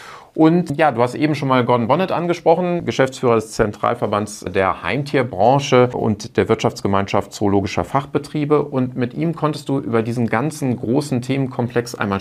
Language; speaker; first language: German; native; German